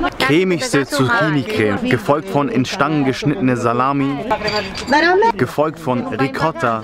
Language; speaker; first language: German; native; German